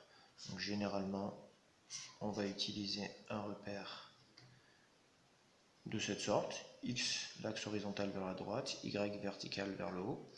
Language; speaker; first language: French; native; French